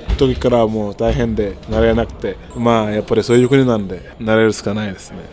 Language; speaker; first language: Japanese; non-native, fluent; Wolof